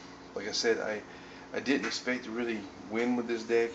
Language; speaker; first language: English; native; English